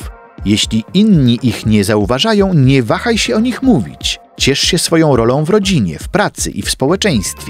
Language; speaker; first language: Polish; native; Polish